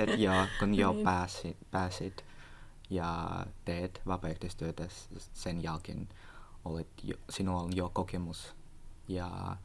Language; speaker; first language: Finnish; non-native, learner; Russian